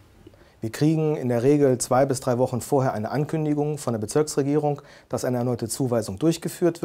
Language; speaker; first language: German; native; German